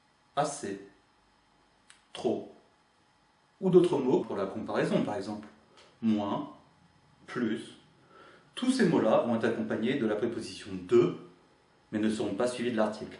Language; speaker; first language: French; native; French